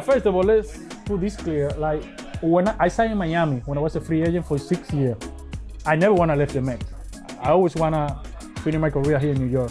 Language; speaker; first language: English; non-native, fluent; Spanish